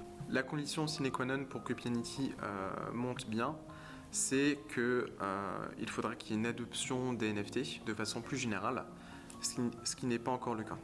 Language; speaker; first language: French; native; French